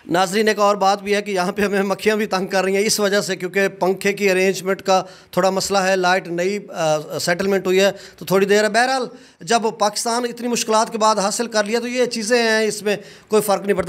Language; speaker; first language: Urdu; non-native, local second language; Punjabi